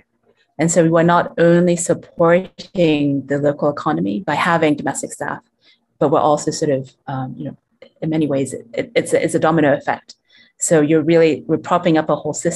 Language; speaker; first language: English; non-native, local second language; Cantonese